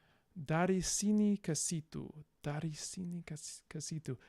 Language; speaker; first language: Indonesian; non-native, learner; English